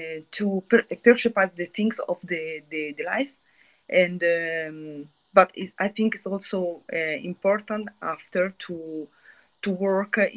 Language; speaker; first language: English; non-native, learner; Italian